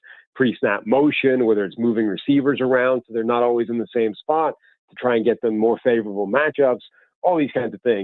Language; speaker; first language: English; native; English